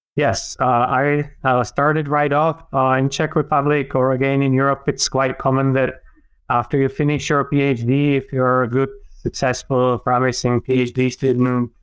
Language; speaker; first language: English; non-native, fluent; Czech